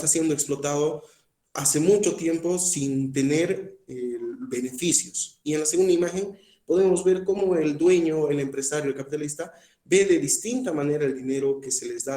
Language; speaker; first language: Spanish; native; Spanish